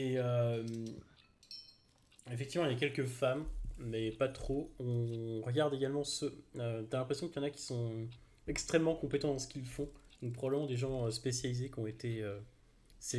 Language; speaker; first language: French; native; French